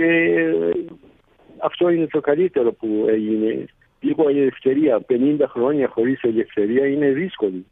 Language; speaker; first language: Greek; early bilingual, heritage; Greek